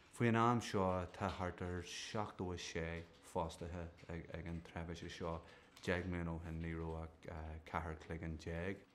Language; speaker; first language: Irish; non-native, local second language; English